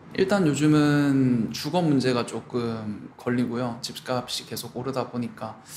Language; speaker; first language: Korean; native; Korean